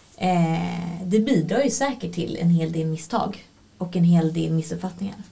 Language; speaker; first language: Swedish; native; Swedish